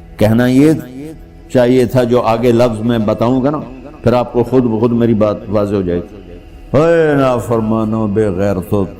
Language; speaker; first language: Urdu; non-native, local second language; Punjabi